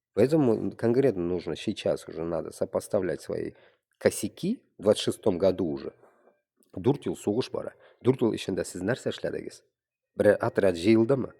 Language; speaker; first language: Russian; non-native, local second language; Tatar